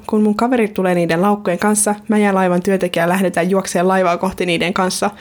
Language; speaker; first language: Finnish; native; Finnish